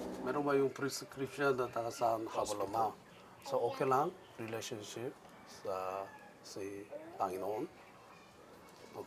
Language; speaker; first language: Filipino; non-native, learner; Korean